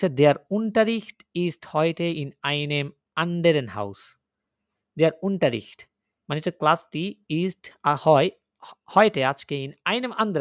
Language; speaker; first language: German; non-native, fluent; Bangla